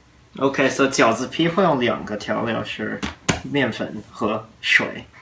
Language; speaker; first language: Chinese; non-native, learner; English